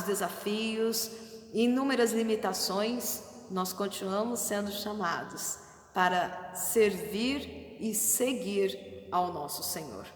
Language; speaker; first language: Portuguese; native; Portuguese